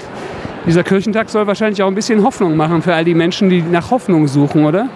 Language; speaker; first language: German; native; German